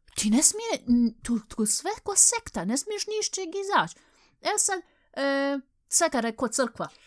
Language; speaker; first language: Bosnian; early bilingual, heritage; Bosnian